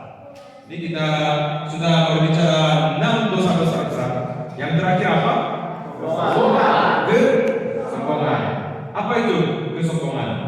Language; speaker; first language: Indonesian; non-native, fluent; Korean